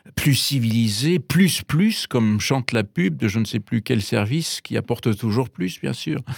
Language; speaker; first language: French; non-native, fluent; German